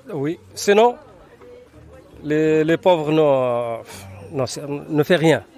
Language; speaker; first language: French; non-native, fluent; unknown